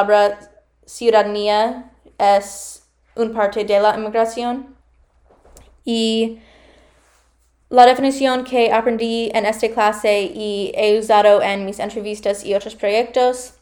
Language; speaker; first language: Spanish; non-native, learner; English